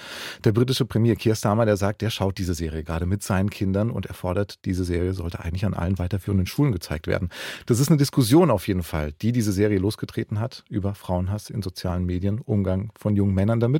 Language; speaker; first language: German; native; German